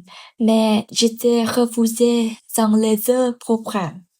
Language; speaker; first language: French; non-native, learner; Vietnamese